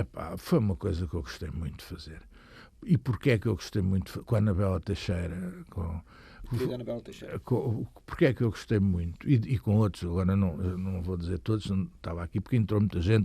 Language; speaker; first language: Portuguese; native; Portuguese